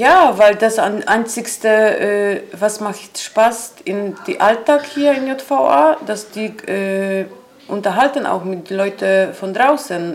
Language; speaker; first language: German; non-native, learner; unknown